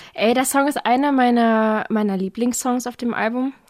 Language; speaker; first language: German; native; German